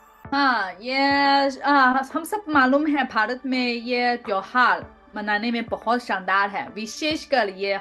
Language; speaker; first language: Hindi; non-native, learner; Chinese